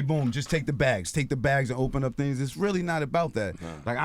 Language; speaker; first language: English; native; English